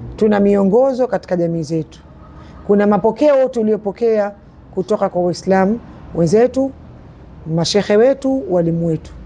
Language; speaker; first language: Swahili; native; Swahili